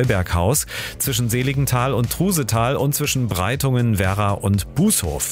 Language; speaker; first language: German; native; German